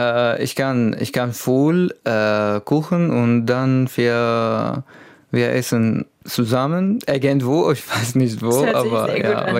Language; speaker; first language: German; non-native, learner; Arabic